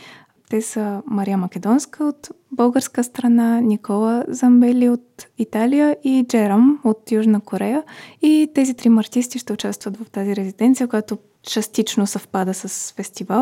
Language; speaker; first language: Bulgarian; native; Bulgarian